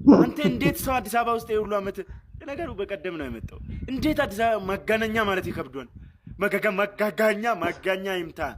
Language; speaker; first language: Amharic; non-native, local second language; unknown